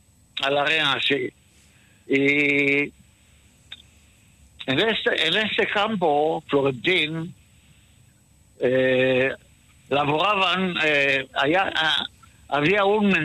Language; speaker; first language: Spanish; early bilingual, heritage; Ladino